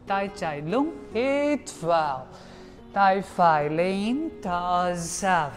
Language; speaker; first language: Vietnamese; non-native, learner; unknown